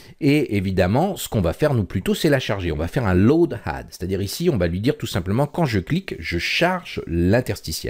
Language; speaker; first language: French; native; French